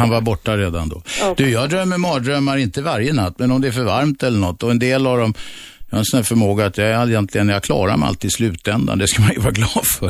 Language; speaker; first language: Swedish; native; Swedish